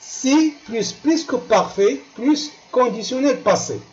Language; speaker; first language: French; non-native, local second language; Arabic